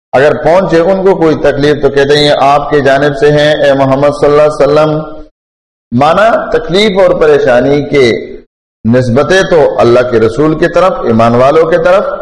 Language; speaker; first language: Urdu; non-native, local second language; Pashto